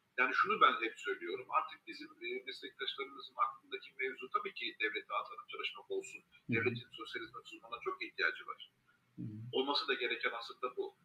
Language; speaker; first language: Turkish; native; Turkish